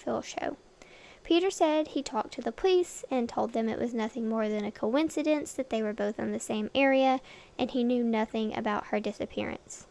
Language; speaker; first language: English; native; English